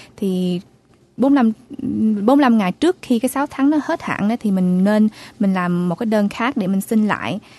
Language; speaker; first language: Vietnamese; early bilingual, heritage; Vietnamese